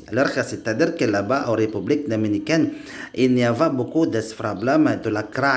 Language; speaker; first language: French; non-native, learner; Indonesian